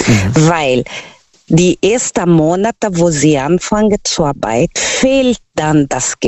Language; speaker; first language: German; non-native, learner; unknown